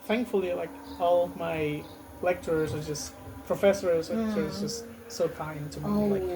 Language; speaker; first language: English; non-native, fluent; Indonesian